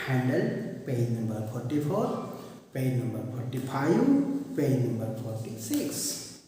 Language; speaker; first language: English; non-native, local second language; Marathi